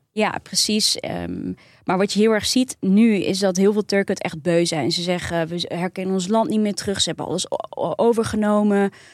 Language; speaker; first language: Dutch; early bilingual, other home language; Turkish